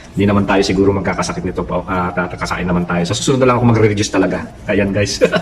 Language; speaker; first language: Filipino; non-native, local second language; Pampanga